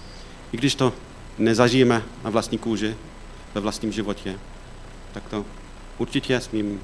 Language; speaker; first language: Czech; non-native, fluent; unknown